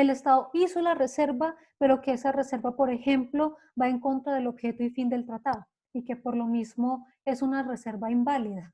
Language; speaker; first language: Spanish; native; Spanish